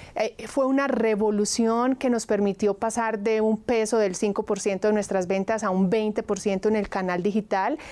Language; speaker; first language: Spanish; native; Spanish